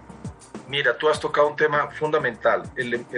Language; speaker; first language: Spanish; native; Spanish